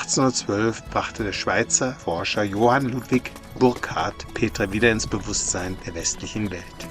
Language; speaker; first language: German; native; German